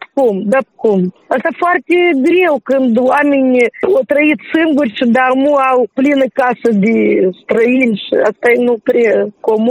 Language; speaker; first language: Romanian; non-native, local second language; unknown